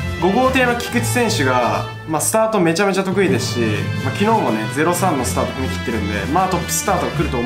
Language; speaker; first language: Japanese; native; Japanese